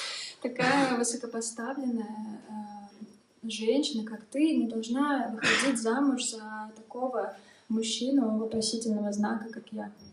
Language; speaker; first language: Russian; native; Russian